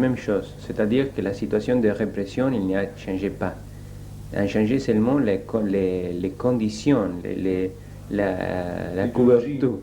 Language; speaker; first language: French; non-native, learner; Spanish